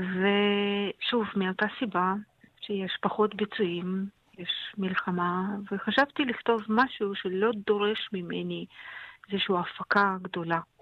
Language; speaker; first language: Hebrew; non-native, fluent; Russian